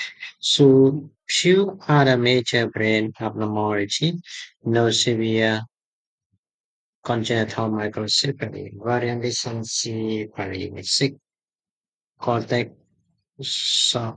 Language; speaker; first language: English; non-native, fluent; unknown